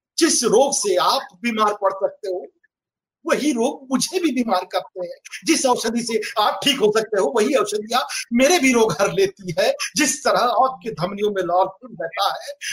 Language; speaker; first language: Hindi; non-native, local second language; Marathi